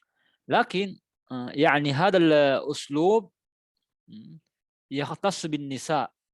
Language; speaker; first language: Arabic; non-native, fluent; Indonesian